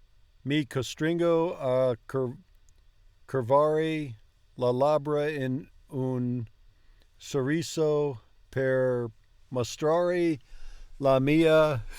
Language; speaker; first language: Italian; non-native, learner; English